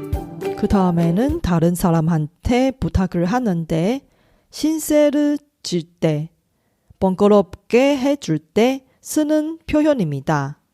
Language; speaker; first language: Korean; non-native, fluent; Chinese